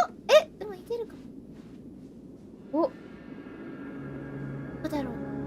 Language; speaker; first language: Japanese; non-native, fluent; English